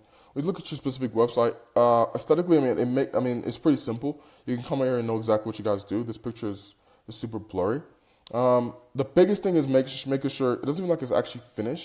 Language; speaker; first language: English; native; English